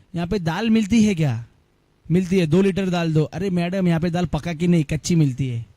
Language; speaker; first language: Hindi; non-native, local second language; Marathi